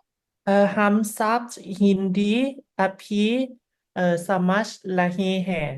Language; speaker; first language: Hindi; non-native, learner; Thai